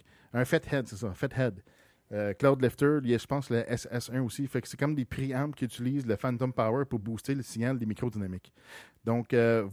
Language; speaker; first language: French; native; French